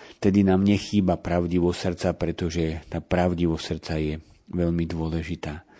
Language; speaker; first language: Slovak; native; Slovak